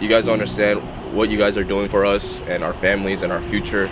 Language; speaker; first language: English; early bilingual, other home language; Spanish